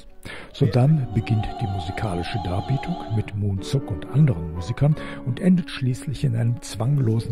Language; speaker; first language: German; native; German